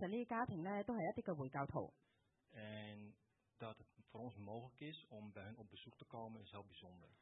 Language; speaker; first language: Dutch; early bilingual, other home language; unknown